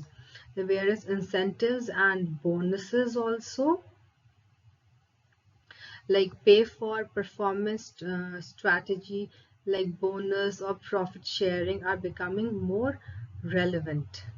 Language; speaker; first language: English; non-native, local second language; Hindi